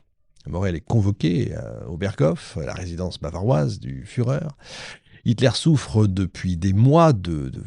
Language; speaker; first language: French; native; French